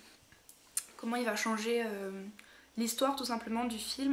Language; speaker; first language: French; native; French